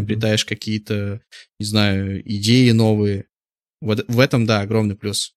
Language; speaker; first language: Russian; native; Russian